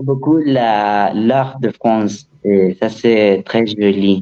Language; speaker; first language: French; non-native, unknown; Spanish